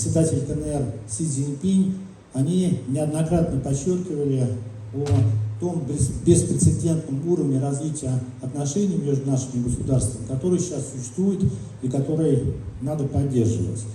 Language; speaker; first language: Russian; native; Russian